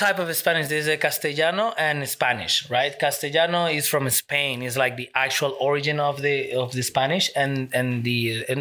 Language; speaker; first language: English; non-native, fluent; Spanish